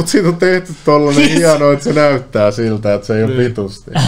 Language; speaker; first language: Finnish; native; Finnish